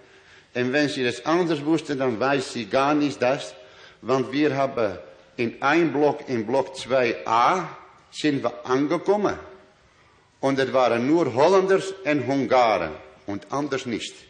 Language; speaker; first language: German; non-native, learner; Dutch